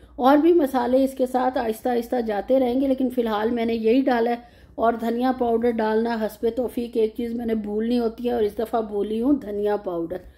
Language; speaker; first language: Urdu; native; Urdu